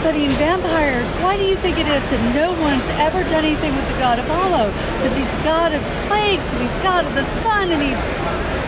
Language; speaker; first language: English; native; English